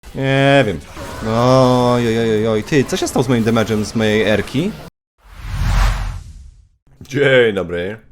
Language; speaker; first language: Polish; native; Polish